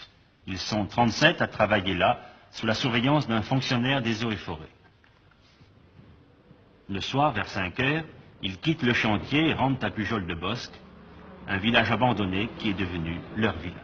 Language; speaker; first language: French; native; French